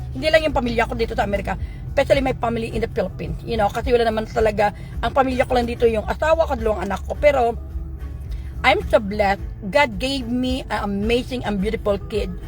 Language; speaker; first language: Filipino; non-native, local second language; Hiligaynon